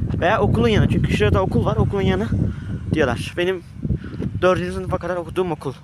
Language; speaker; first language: Turkish; native; Turkish